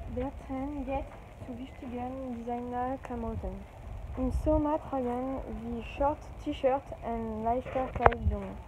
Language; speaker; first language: German; non-native, learner; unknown